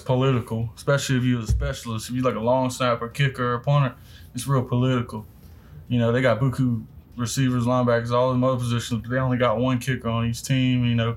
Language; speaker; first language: English; native; English